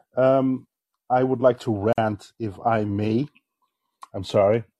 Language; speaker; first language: English; non-native, fluent; Dutch